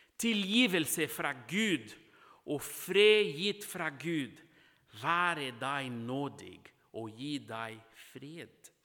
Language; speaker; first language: Norwegian; non-native, fluent; Portuguese